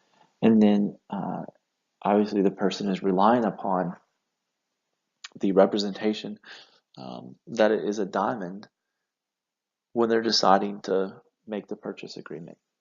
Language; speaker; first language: English; native; English